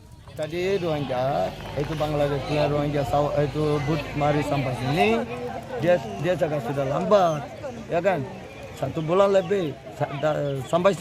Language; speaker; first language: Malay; non-native, learner; Rohingya